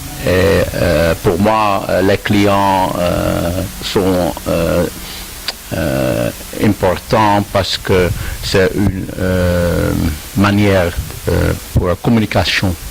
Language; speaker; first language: French; non-native, learner; Dutch